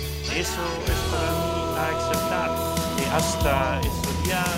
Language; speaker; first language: Spanish; non-native, learner; French